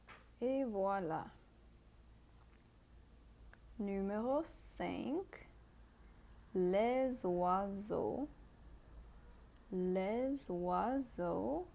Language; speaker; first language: French; non-native, fluent; English